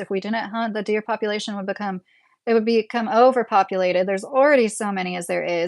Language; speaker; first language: English; native; English